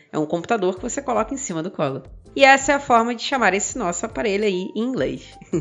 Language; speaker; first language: Portuguese; native; Portuguese